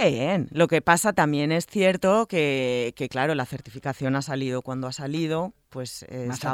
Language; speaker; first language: Spanish; native; Spanish